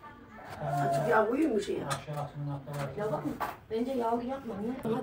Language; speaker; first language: Turkish; native; Turkish